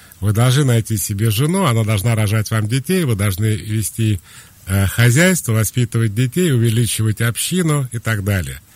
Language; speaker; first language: Russian; native; Russian